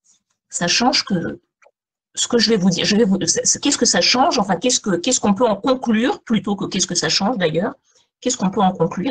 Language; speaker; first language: French; native; French